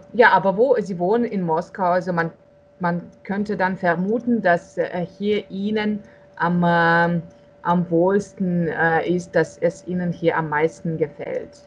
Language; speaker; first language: German; non-native, fluent; Russian